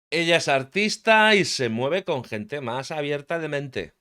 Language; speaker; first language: Spanish; native; Spanish